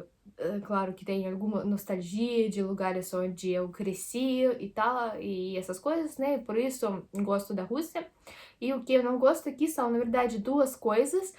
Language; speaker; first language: Portuguese; non-native, fluent; Russian